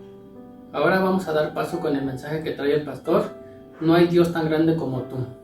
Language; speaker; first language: Spanish; native; Spanish